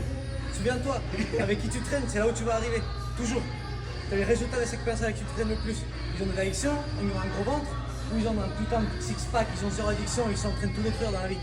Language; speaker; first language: French; native; French